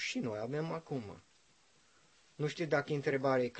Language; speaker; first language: Romanian; non-native, learner; English